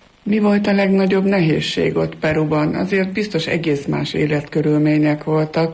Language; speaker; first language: Hungarian; native; Hungarian